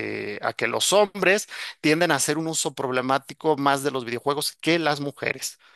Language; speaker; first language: Spanish; native; Spanish